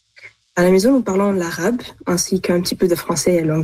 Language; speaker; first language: French; non-native, local second language; Arabic